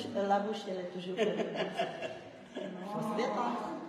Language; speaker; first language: French; non-native, learner; Portuguese